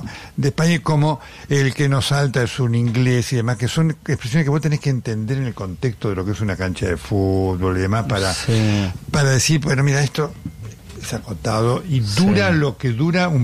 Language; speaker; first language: Spanish; native; Spanish